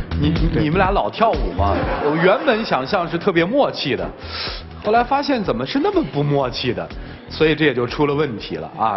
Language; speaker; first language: Chinese; native; Chinese